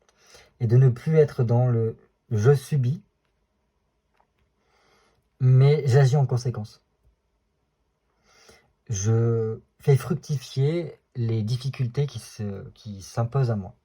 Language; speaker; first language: French; native; French